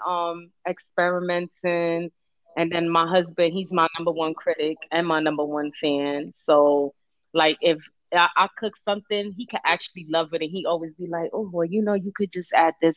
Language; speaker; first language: English; native; English